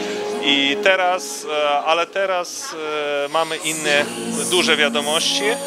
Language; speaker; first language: Polish; non-native, fluent; Ukrainian